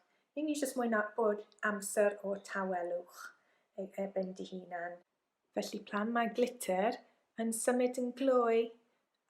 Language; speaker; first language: Welsh; non-native, local second language; English